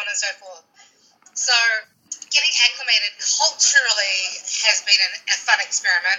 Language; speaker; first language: English; native; English